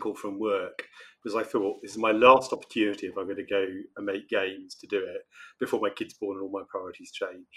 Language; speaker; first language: English; native; English